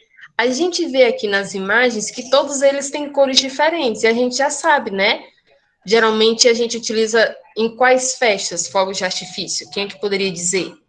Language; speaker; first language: Portuguese; native; Portuguese